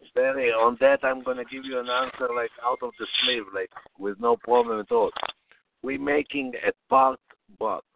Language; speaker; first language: English; non-native, fluent; Hebrew